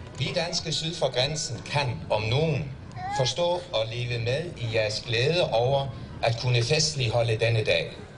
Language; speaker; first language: Danish; early bilingual, heritage; Danish